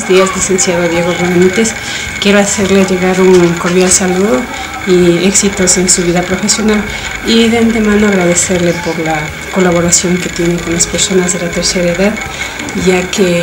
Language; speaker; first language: Spanish; native; Spanish